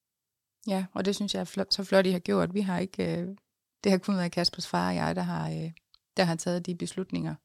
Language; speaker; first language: Danish; native; Danish